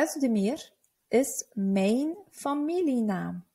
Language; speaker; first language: Dutch; non-native, fluent; Turkish